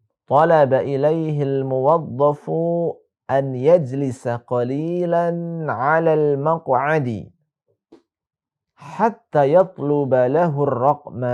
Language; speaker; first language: Arabic; non-native, fluent; Indonesian